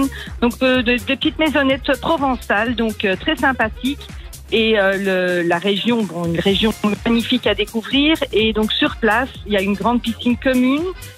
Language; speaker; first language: French; native; French